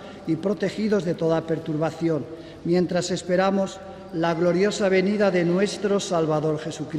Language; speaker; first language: Spanish; native; Spanish